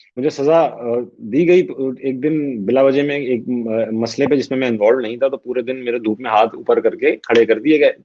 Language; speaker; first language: Urdu; native; Urdu